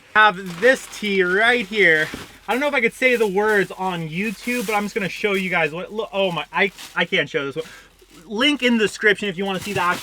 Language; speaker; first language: English; native; English